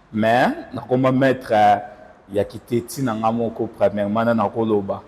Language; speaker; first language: Lingala; non-native, local second language; Kongo